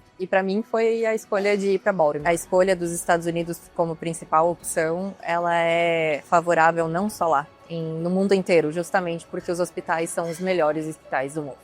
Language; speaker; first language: Portuguese; native; Portuguese